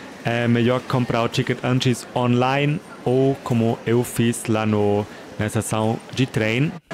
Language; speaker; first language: Portuguese; non-native, fluent; German